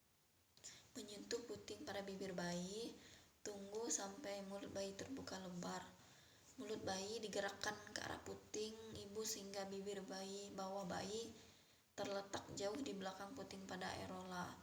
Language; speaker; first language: Indonesian; native; Indonesian